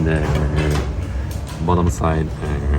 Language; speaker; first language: English; non-native, learner; Japanese